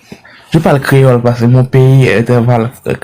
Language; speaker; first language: French; non-native, learner; Haitian Creole